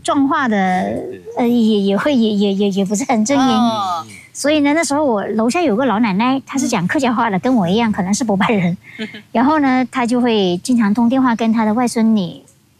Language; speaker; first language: Chinese; non-native, local second language; Hakka Chinese